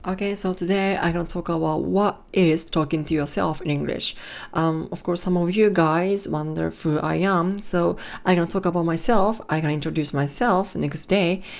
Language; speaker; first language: English; non-native, learner; Japanese